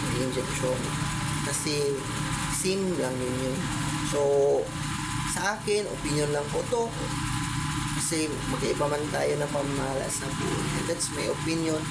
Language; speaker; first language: Filipino; non-native, local second language; Cebuano